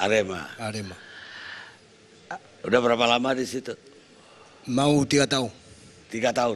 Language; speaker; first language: Indonesian; native; Indonesian